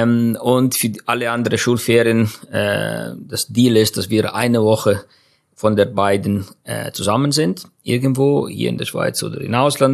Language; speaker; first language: German; non-native, fluent; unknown